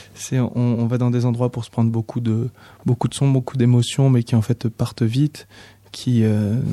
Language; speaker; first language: French; native; French